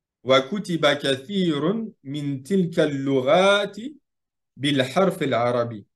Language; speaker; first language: Arabic; non-native, fluent; French